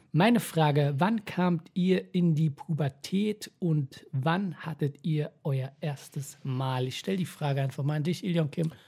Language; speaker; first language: German; early bilingual, other home language; Persian